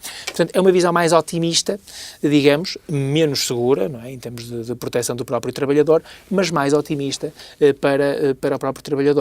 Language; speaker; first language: Portuguese; native; Portuguese